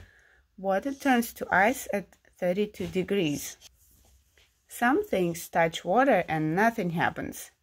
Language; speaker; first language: English; non-native, fluent; Russian